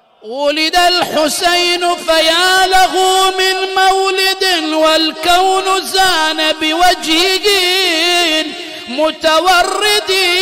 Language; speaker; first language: Arabic; native; Arabic